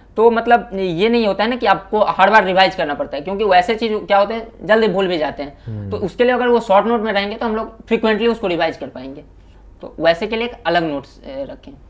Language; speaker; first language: Hindi; native; Hindi